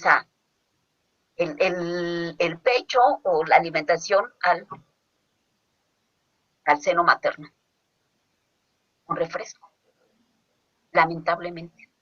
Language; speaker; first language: Spanish; native; Spanish